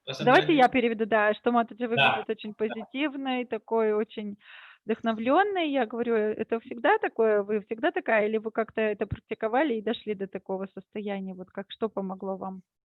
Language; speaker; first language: Russian; native; Russian